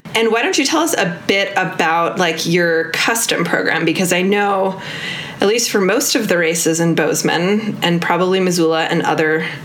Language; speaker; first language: English; native; English